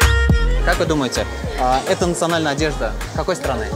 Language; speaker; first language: Russian; non-native, local second language; Turkmen